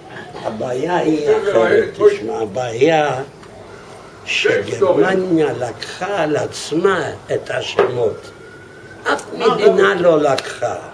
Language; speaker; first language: Hebrew; non-native, fluent; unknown